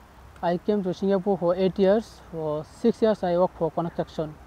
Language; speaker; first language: English; non-native, learner; Bangla